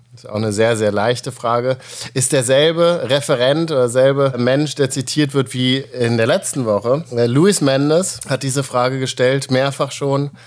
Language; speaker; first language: German; native; German